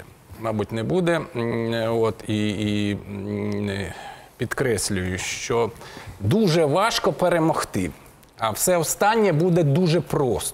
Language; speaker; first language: Ukrainian; native; Ukrainian